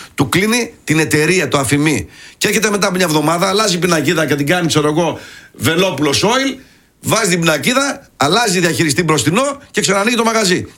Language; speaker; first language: Greek; early bilingual, heritage; Greek